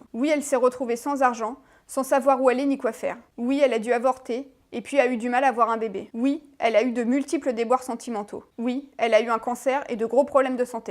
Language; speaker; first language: French; native; French